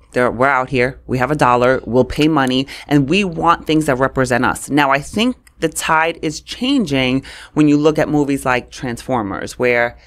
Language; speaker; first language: English; native; English